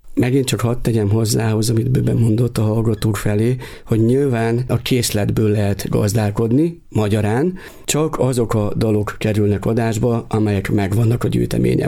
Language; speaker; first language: Hungarian; native; Hungarian